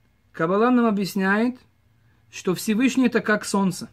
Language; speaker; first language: Russian; early bilingual, heritage; Hebrew